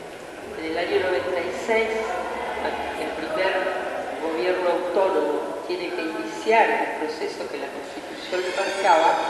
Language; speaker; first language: Spanish; native; Spanish